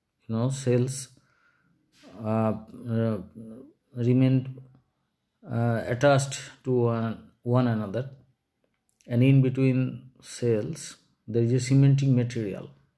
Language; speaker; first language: English; non-native, local second language; Bangla